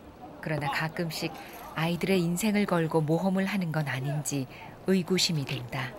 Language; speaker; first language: Korean; native; Korean